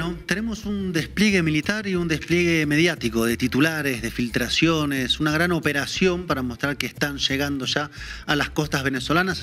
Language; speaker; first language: Spanish; native; Spanish